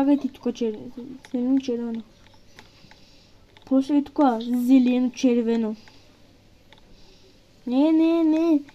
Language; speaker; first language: Bulgarian; early bilingual, heritage; Bulgarian